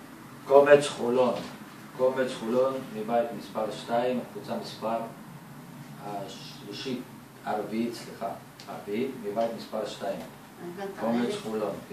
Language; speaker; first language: Hebrew; native; Hebrew